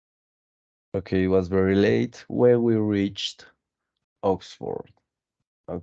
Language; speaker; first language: English; non-native, fluent; Spanish